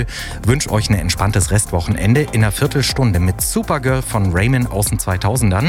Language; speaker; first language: German; native; German